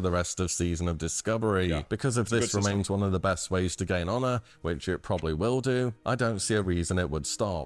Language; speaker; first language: English; native; English